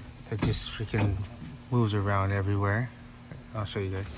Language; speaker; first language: English; early bilingual, other home language; Spanish